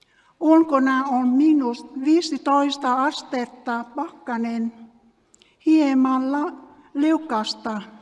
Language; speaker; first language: Finnish; non-native, learner; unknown